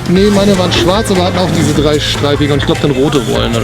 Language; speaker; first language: German; native; German